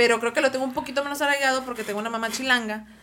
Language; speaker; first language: Spanish; native; Spanish